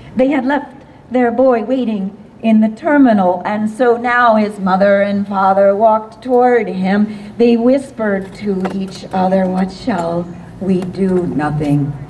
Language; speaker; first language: English; native; English